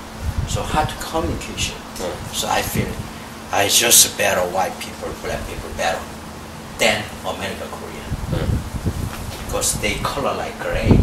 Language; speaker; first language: English; non-native, learner; Korean